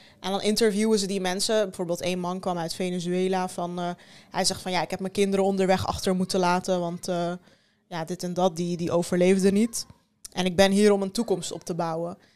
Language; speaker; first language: Dutch; early bilingual, other home language; Turkish